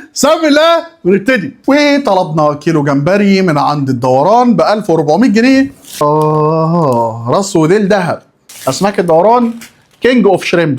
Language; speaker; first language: Arabic; native; Arabic